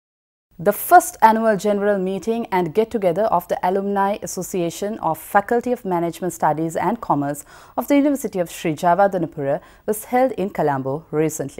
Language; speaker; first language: English; non-native, local second language; Sinhala